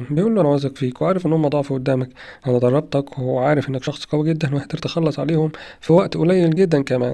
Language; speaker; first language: Arabic; native; Arabic